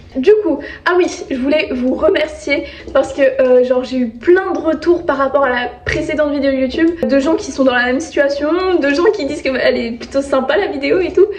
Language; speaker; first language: French; native; French